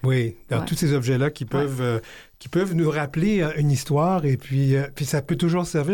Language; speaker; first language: French; native; French